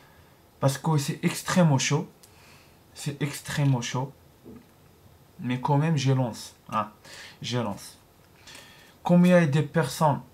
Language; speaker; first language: French; non-native, learner; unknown